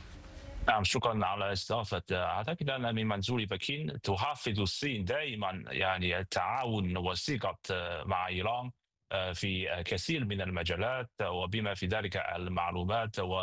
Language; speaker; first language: Arabic; non-native, fluent; Chinese